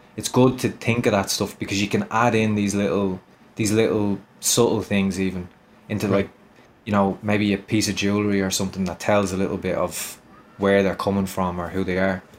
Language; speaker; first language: English; native; English